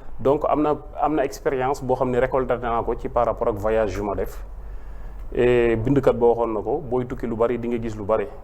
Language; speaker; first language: Wolof; native; Wolof